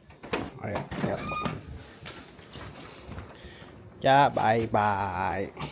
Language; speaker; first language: Japanese; non-native, learner; Indonesian